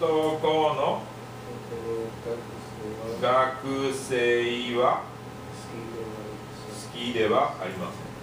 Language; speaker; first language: Japanese; non-native, fluent; English